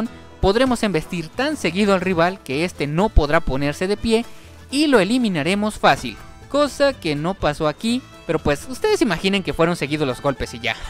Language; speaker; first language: Spanish; native; Spanish